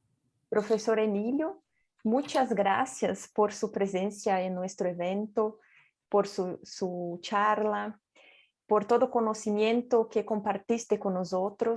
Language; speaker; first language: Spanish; non-native, fluent; Portuguese